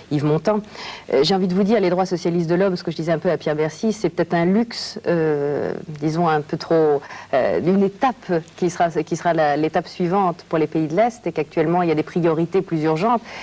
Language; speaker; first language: French; native; French